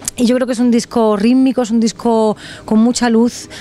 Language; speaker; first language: Spanish; native; Spanish